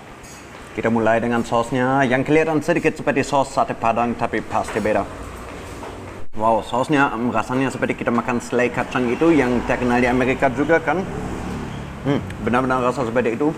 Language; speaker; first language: Indonesian; non-native, fluent; German